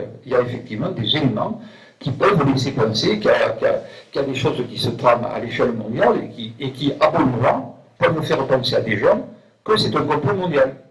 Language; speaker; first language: French; native; French